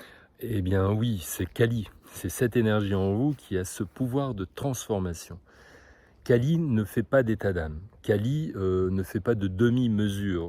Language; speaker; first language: French; native; French